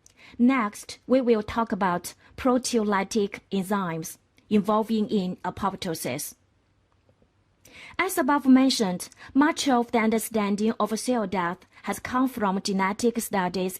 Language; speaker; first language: English; non-native, fluent; Chinese